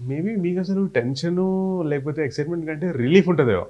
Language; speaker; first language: Telugu; native; Telugu